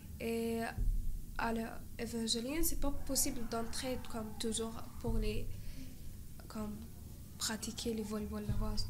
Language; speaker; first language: French; non-native, learner; Arabic